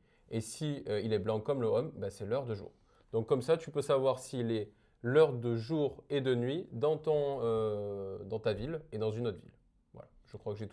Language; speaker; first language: French; native; French